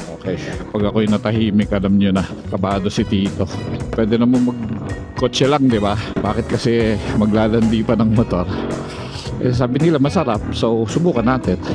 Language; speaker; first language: Filipino; native; Filipino